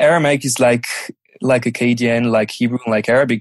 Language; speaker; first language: English; non-native, fluent; French